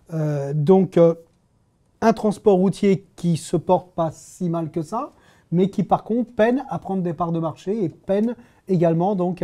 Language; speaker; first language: French; native; French